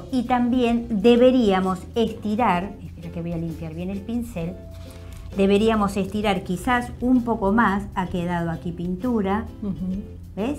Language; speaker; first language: Spanish; native; Spanish